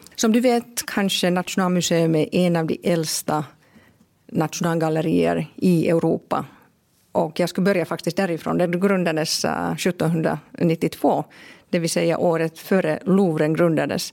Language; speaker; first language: Swedish; non-native, local second language; Finnish